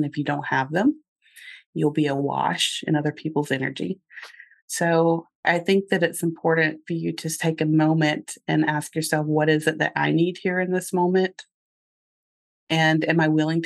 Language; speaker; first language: English; native; English